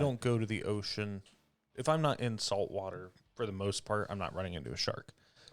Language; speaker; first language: English; native; English